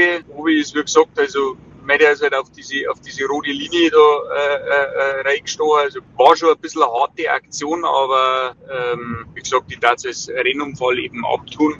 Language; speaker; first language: German; native; German